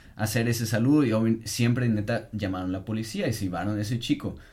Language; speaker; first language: Spanish; non-native, fluent; German